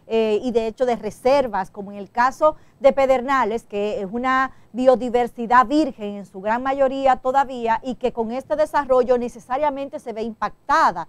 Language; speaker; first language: Spanish; native; Spanish